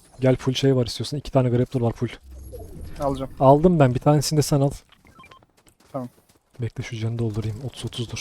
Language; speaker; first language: Turkish; native; Turkish